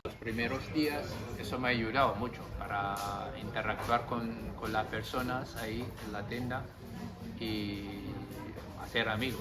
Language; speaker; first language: Spanish; non-native, fluent; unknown